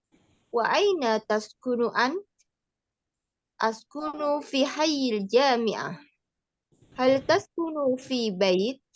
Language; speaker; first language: Arabic; non-native, fluent; Indonesian